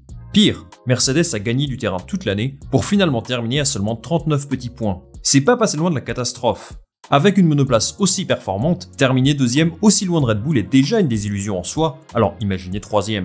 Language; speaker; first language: French; native; French